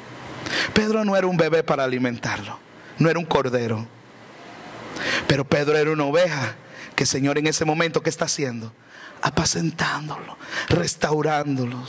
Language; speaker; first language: Spanish; native; Spanish